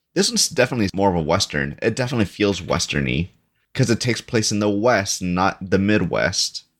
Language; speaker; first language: English; early bilingual, other home language; Spanish